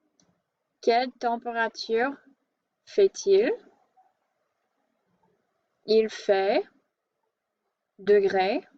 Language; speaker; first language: French; non-native, fluent; English